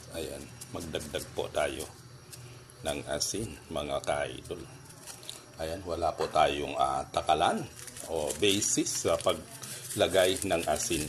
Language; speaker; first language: Filipino; non-native, local second language; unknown